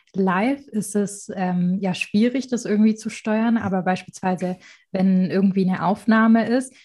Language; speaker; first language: German; native; German